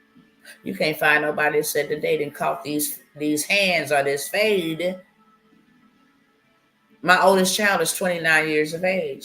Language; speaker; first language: English; native; English